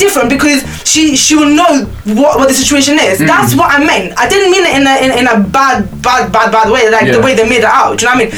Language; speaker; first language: English; native; English